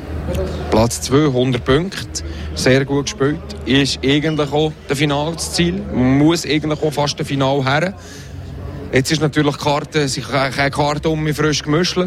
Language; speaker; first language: German; native; German